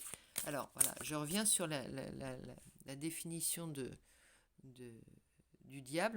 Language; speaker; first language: French; native; French